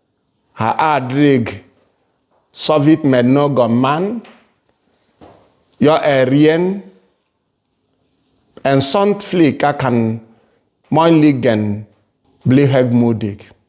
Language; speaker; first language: Swedish; non-native, fluent; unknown